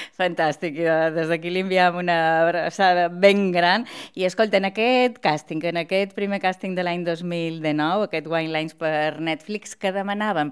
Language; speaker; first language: Catalan; native; Catalan